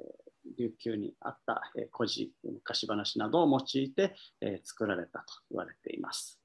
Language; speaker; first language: Japanese; native; Japanese